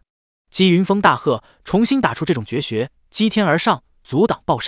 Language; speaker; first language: Chinese; native; Chinese